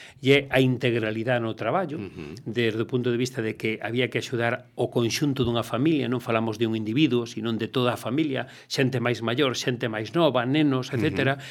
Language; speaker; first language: Galician; non-native, local second language; Spanish